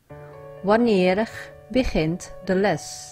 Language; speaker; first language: Dutch; non-native, learner; Vietnamese